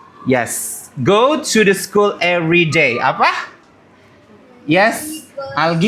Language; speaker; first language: English; non-native, learner; Indonesian